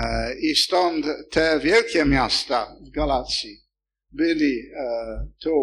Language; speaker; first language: Polish; non-native, fluent; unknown